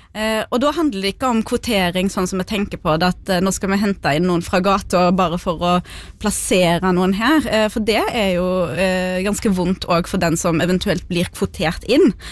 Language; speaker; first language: Norwegian; early bilingual, other home language; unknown